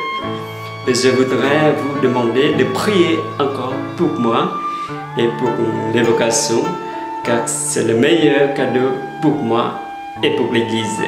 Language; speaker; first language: French; non-native, fluent; Vietnamese